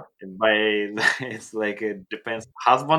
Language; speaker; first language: English; non-native, learner; Russian